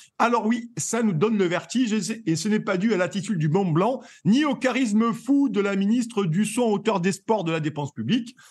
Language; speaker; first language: French; native; French